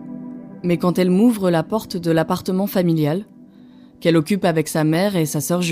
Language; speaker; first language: French; native; French